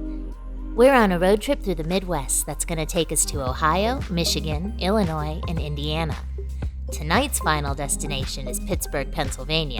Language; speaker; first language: English; native; English